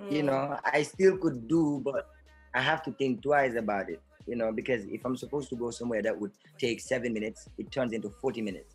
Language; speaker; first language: English; non-native, local second language; Mandingo